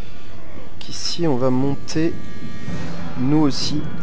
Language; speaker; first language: French; native; French